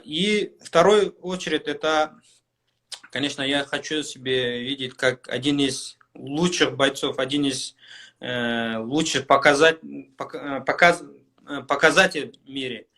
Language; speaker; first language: Russian; non-native, local second language; Kyrgyz